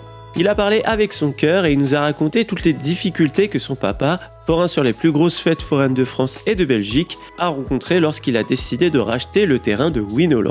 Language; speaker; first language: French; native; French